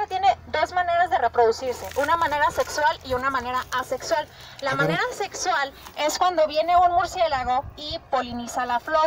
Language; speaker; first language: Spanish; native; Spanish